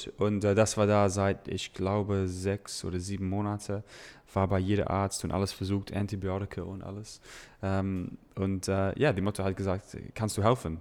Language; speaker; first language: German; non-native, learner; English